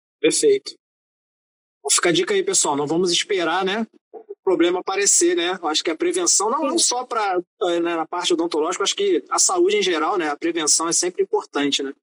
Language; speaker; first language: Portuguese; native; Portuguese